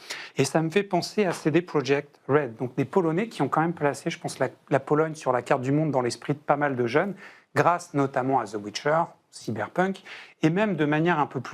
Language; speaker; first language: French; native; French